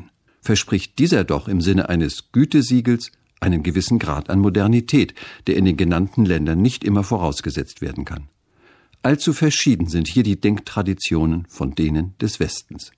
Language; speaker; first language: German; native; German